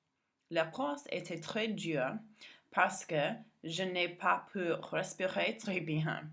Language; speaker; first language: French; non-native, learner; English